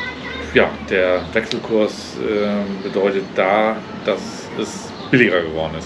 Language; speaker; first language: German; native; German